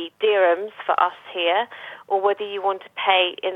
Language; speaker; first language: English; native; English